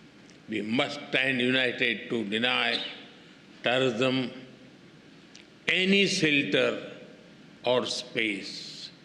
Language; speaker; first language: English; non-native, local second language; Hindi